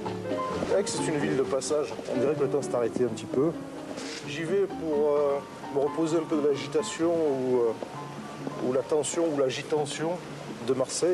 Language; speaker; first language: French; native; French